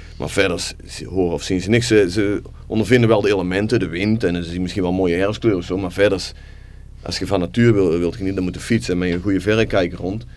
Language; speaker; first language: Dutch; native; Dutch